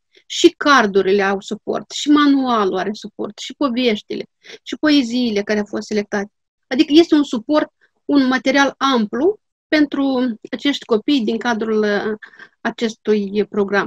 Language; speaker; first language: Romanian; non-native, local second language; Gagauz